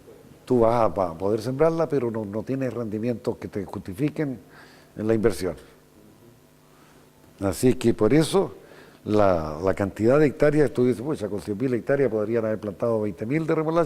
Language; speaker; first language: Spanish; native; Spanish